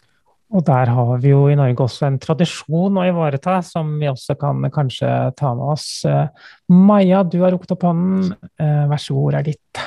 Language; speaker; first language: Norwegian; native; Norwegian